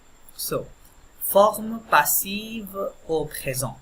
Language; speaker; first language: French; non-native, fluent; Bangla